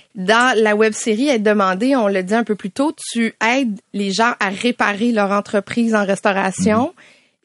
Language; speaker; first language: French; native; French